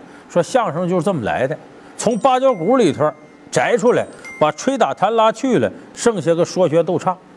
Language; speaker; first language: Chinese; native; Chinese